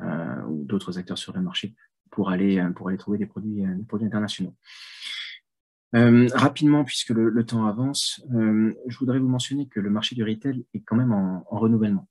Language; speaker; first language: French; native; French